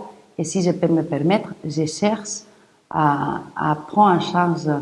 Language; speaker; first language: French; non-native, fluent; Greek